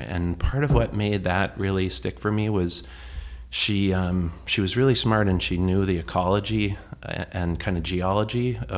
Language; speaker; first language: English; native; English